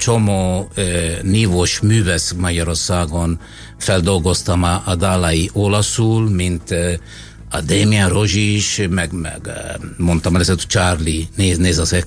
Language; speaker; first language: Hungarian; non-native, learner; Italian